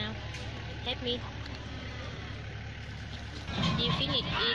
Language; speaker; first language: English; non-native, learner; Vietnamese